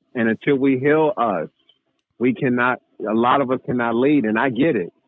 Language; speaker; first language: English; native; English